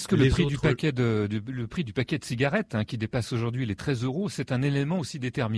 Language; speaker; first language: French; native; French